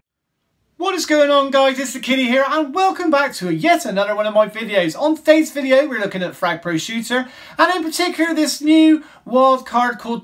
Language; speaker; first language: English; native; English